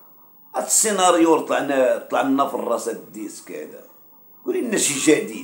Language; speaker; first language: Arabic; native; Arabic